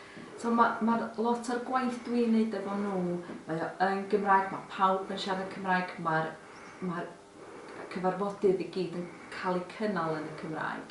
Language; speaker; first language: Welsh; non-native, fluent; English